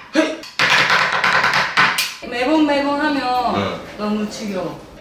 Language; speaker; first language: Korean; non-native, learner; Japanese